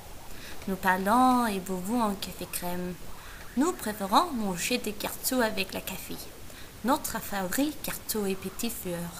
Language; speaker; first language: French; non-native, learner; Danish